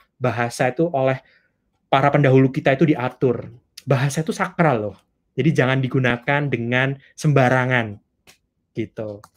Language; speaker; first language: Indonesian; native; Indonesian